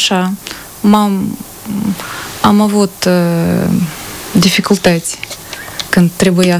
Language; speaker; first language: Romanian; non-native, fluent; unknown